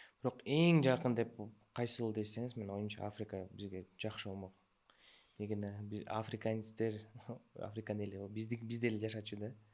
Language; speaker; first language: Kyrgyz; early bilingual, other home language; Russian